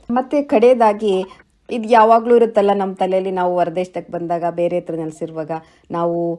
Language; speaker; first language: Kannada; native; Kannada